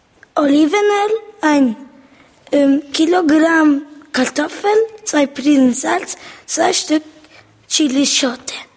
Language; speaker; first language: German; early bilingual, other home language; Portuguese